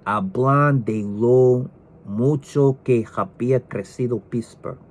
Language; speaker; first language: Spanish; non-native, learner; English